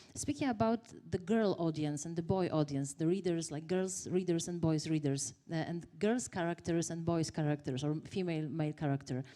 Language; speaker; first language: English; non-native, fluent; Polish